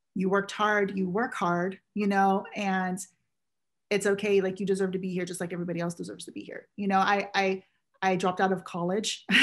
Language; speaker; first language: English; native; English